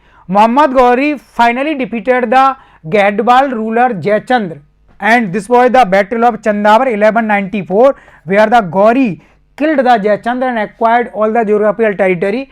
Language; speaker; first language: English; non-native, local second language; Hindi